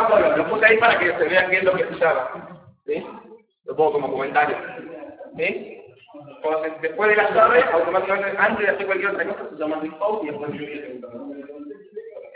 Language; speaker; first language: Spanish; native; Spanish